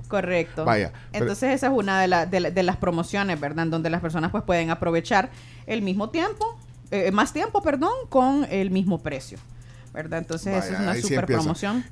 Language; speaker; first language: Spanish; native; Spanish